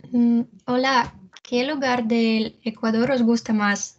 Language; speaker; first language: Spanish; non-native, learner; Russian